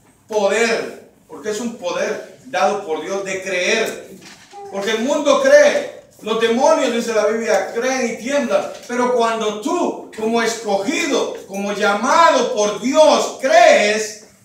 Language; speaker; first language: Spanish; native; Spanish